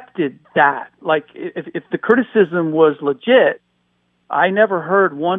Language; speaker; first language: English; early bilingual, other home language; German